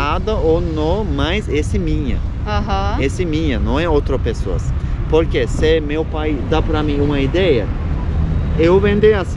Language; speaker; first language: Portuguese; non-native, learner; Turkish